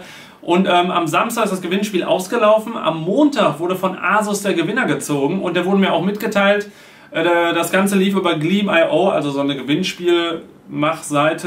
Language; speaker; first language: German; native; German